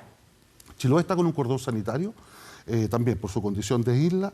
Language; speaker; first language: Spanish; native; Spanish